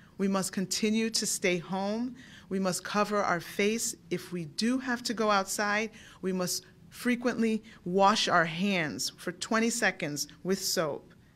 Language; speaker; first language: English; native; English